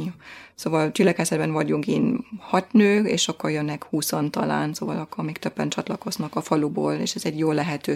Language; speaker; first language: Hungarian; non-native, fluent; German